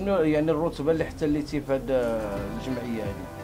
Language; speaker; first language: Arabic; native; Arabic